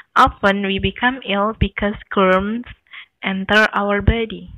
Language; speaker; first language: English; non-native, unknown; Indonesian